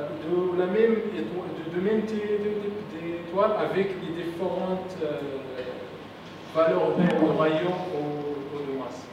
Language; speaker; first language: French; non-native, local second language; Arabic